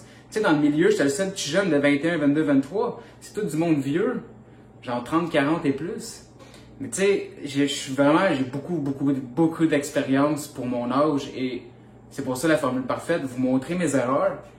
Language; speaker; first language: French; native; French